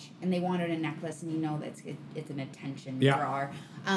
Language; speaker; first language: English; native; English